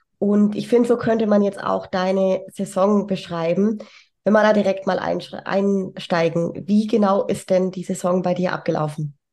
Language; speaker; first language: German; native; German